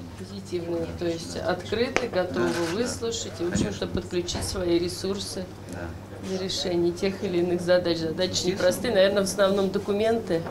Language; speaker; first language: Russian; native; Russian